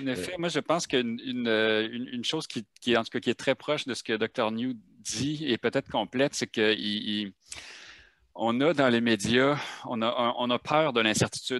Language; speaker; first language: French; native; French